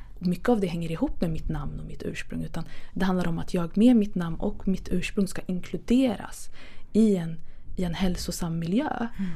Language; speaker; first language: Swedish; early bilingual, other home language; Kurdish